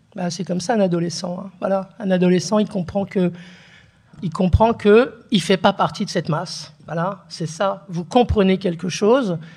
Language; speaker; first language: French; early bilingual, other home language; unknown